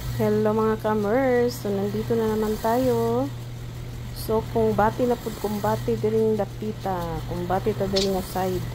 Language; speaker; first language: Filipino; non-native, local second language; Cebuano